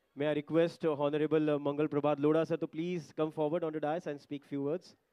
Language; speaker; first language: English; non-native, local second language; Marathi